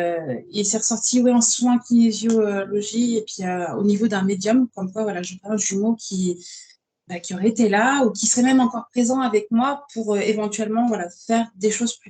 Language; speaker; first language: French; native; French